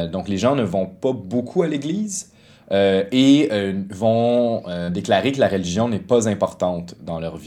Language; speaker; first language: French; native; French